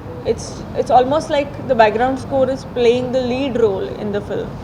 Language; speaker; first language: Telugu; non-native, fluent; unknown